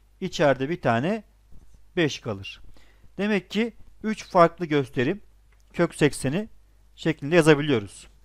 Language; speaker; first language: Turkish; native; Turkish